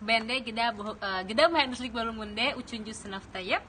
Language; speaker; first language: Turkish; non-native, fluent; Indonesian